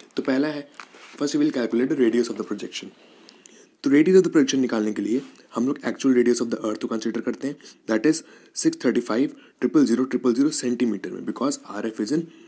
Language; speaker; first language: Hindi; native; Hindi